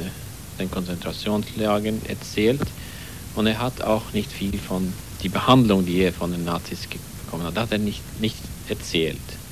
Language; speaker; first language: German; non-native, fluent; Norwegian